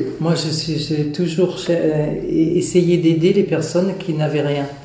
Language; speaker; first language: French; native; French